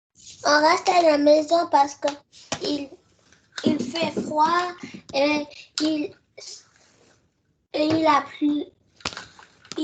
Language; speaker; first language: French; early bilingual, heritage; French